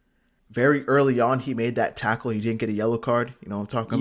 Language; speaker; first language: English; native; English